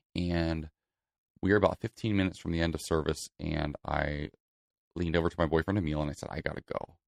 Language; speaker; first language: English; native; English